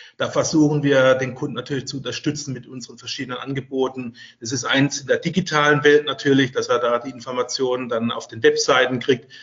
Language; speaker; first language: German; native; German